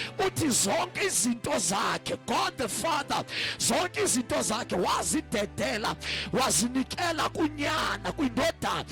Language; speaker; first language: Zulu; non-native, local second language; Xhosa